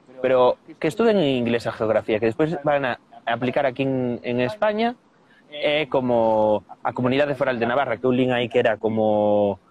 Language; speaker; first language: Galician; non-native, local second language; Spanish